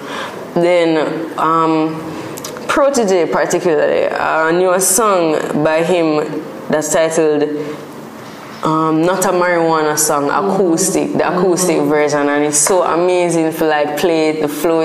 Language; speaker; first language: English; non-native, local second language; Jamaican Creole English